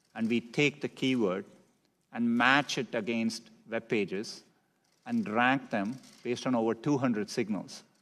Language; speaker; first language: English; non-native, local second language; Tamil